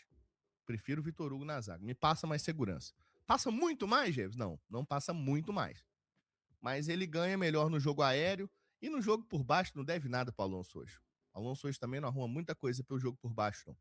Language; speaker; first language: Portuguese; native; Portuguese